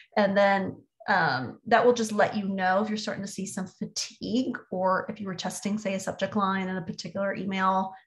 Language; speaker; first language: English; native; English